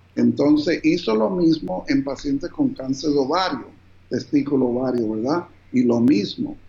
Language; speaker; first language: Spanish; early bilingual, heritage; Spanish